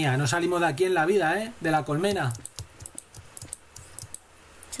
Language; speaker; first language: Spanish; native; Spanish